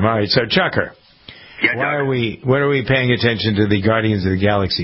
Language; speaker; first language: English; native; English